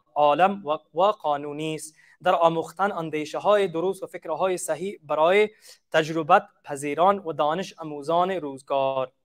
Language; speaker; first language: Persian; non-native, fluent; English